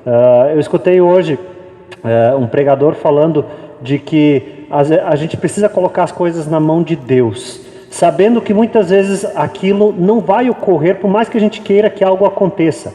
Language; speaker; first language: Portuguese; native; Portuguese